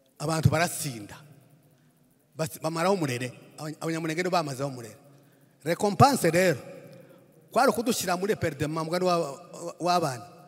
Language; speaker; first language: Kinyarwanda; native; Kinyarwanda